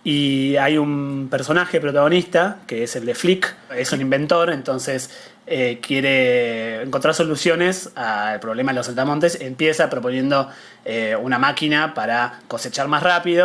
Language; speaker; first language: Spanish; native; Spanish